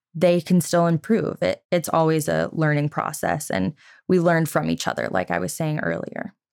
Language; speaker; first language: English; native; English